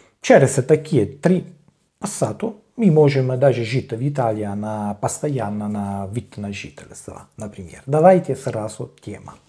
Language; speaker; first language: Russian; non-native, learner; Italian